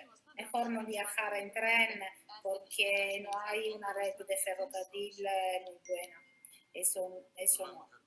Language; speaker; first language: Spanish; non-native, fluent; Italian